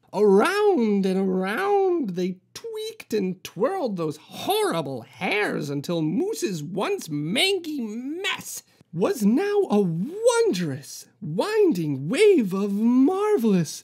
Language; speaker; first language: English; native; English